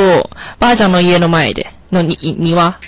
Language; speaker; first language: Japanese; non-native, learner; Chinese